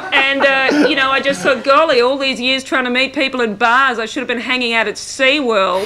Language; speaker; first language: English; native; English